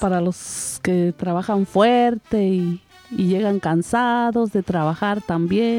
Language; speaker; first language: Spanish; native; Spanish